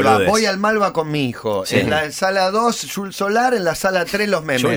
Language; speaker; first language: Spanish; native; Spanish